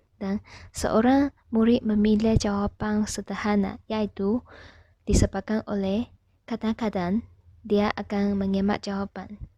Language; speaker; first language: Malay; non-native, local second language; Chinese